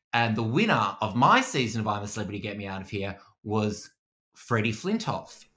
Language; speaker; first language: English; native; English